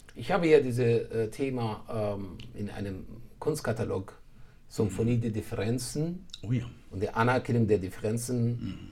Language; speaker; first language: German; non-native, fluent; Persian